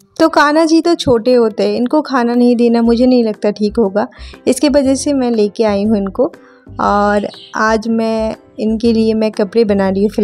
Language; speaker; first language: Hindi; non-native, local second language; Bangla